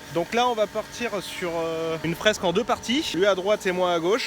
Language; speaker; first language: French; native; French